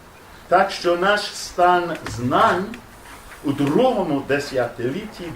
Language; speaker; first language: Ukrainian; non-native, learner; English